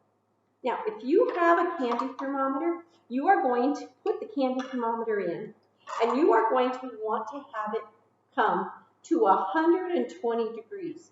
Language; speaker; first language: English; native; English